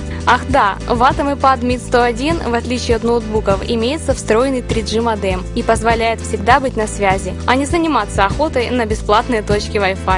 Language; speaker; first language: Russian; native; Russian